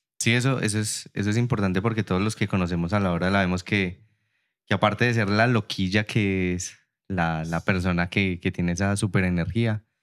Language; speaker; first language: Spanish; native; Spanish